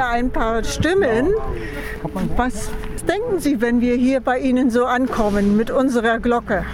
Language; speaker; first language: German; native; German